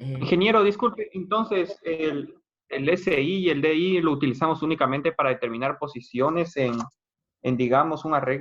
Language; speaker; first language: Spanish; native; Spanish